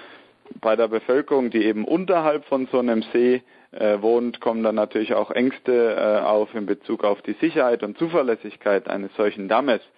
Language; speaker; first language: German; native; German